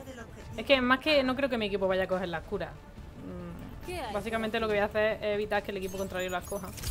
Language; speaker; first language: Spanish; native; Spanish